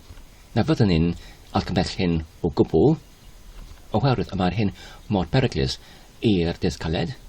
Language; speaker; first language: Welsh; non-native, learner; Polish